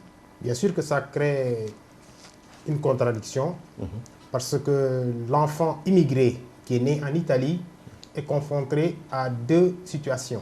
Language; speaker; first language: French; non-native, local second language; Wolof